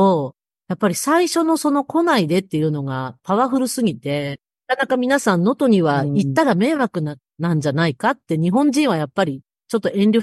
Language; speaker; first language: Japanese; native; Japanese